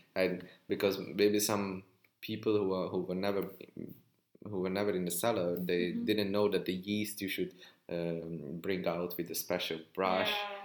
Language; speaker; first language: English; non-native, fluent; Hungarian